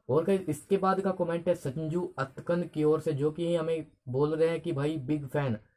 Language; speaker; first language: Hindi; native; Hindi